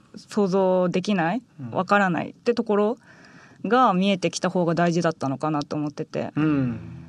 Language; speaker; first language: Japanese; native; Japanese